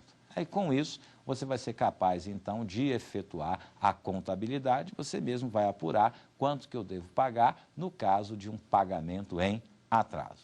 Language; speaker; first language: Portuguese; native; Portuguese